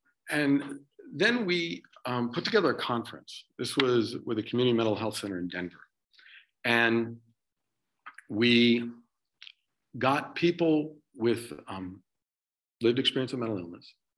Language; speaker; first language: English; native; English